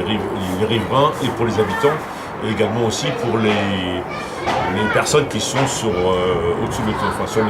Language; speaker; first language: French; native; French